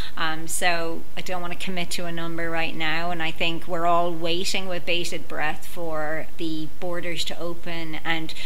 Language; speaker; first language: English; native; English